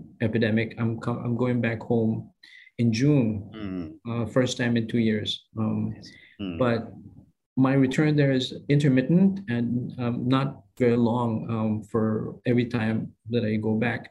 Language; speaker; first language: English; non-native, local second language; Filipino